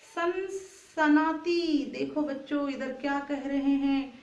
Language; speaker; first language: Hindi; non-native, local second language; Kannada